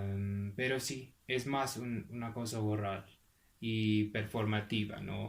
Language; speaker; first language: Spanish; non-native, fluent; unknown